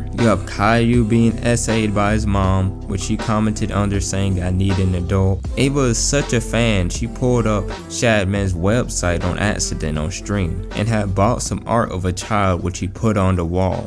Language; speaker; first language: English; native; English